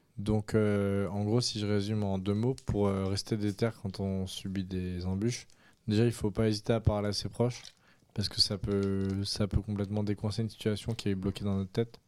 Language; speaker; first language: French; native; French